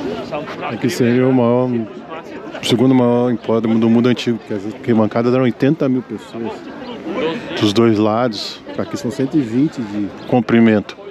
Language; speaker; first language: Portuguese; native; Portuguese